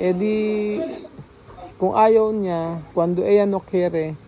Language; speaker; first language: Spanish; non-native, learner; Filipino